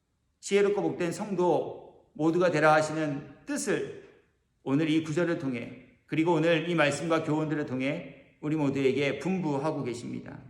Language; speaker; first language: Korean; native; Korean